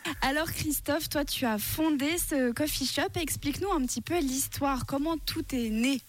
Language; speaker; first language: French; native; French